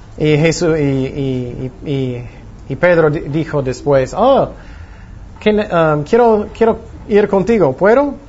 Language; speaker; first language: Spanish; non-native, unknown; English